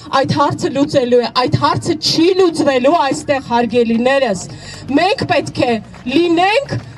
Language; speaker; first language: Armenian; native; Armenian